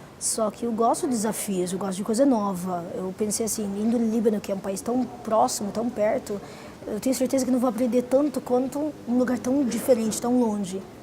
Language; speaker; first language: Portuguese; non-native, fluent; Arabic